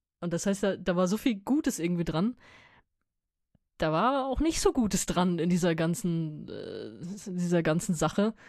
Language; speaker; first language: German; native; German